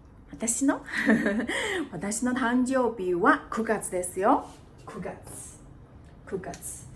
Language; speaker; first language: Japanese; non-native, fluent; Chinese